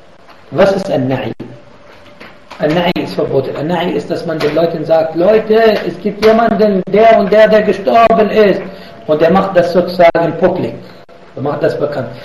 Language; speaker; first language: German; non-native, fluent; Arabic